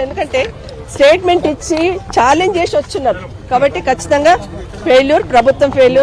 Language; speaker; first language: Telugu; native; Telugu